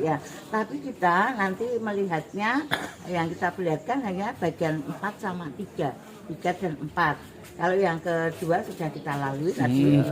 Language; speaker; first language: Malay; non-native, local second language; Javanese